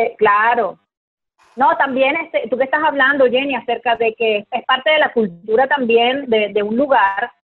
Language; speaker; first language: Spanish; native; Spanish